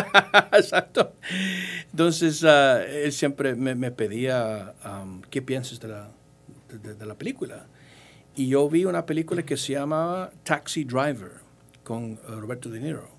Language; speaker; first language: Spanish; early bilingual, heritage; English